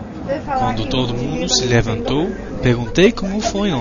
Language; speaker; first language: Portuguese; non-native, fluent; English